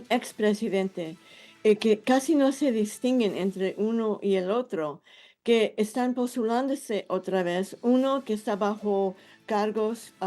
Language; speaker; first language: Spanish; non-native, fluent; English